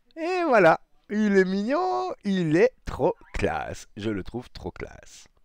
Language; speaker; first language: French; native; French